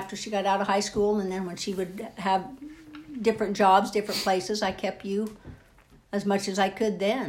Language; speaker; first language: English; native; English